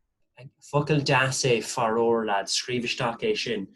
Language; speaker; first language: Irish; non-native, local second language; English